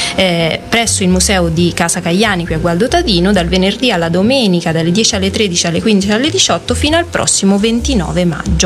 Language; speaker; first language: Italian; native; Italian